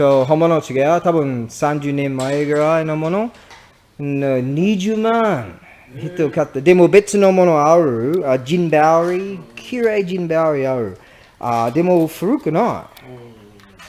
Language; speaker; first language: Japanese; non-native, learner; English